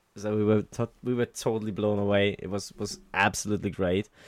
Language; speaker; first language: English; non-native, fluent; German